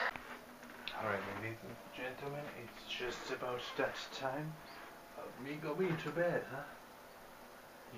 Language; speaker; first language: English; non-native, fluent; Bulgarian